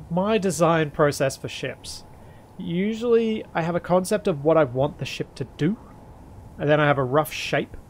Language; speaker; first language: English; native; English